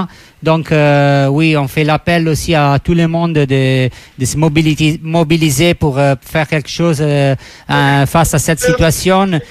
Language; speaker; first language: French; non-native, learner; Italian